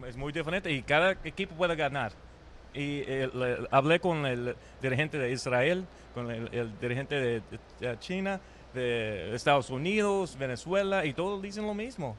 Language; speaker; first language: Spanish; early bilingual, heritage; Spanish